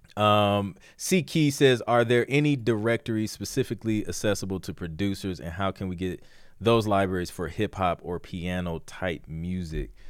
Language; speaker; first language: English; native; English